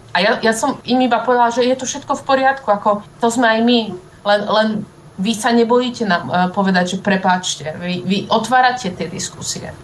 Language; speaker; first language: Slovak; native; Slovak